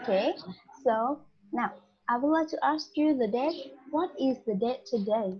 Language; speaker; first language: English; non-native, learner; Vietnamese